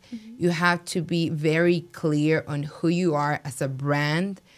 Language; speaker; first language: English; non-native, fluent; Spanish